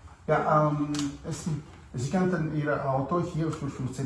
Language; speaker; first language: German; non-native, learner; Malagasy